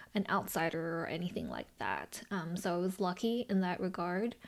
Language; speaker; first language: English; early bilingual, other home language; Chinese